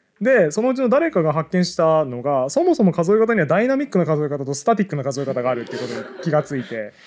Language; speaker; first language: Japanese; native; Japanese